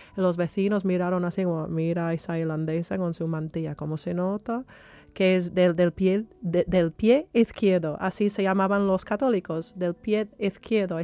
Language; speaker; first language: Spanish; non-native, fluent; English